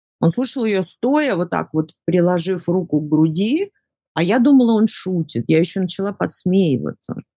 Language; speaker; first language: Russian; native; Russian